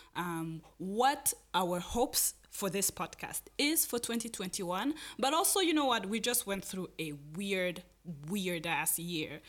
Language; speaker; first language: English; non-native, local second language; Kinyarwanda